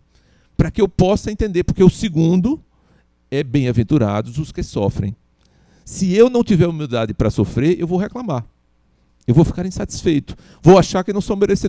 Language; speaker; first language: Portuguese; native; Portuguese